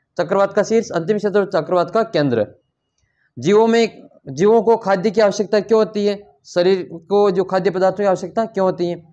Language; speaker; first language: Hindi; native; Hindi